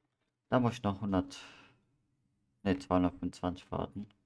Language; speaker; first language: German; native; German